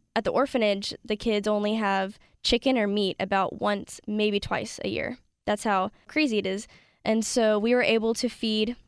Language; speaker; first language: English; native; English